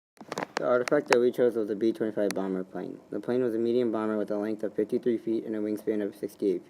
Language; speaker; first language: English; native; English